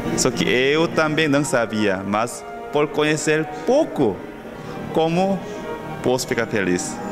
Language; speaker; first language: Portuguese; non-native, fluent; Korean